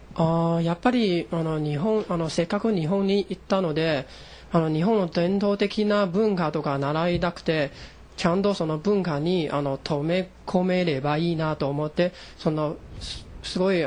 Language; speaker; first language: Japanese; non-native, fluent; Chinese